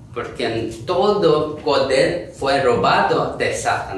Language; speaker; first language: Spanish; non-native, learner; Korean